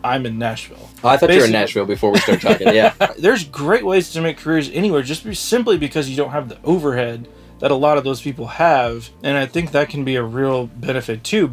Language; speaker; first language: English; native; English